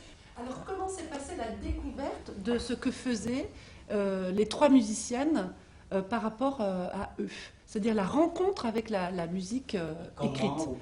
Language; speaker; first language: French; native; French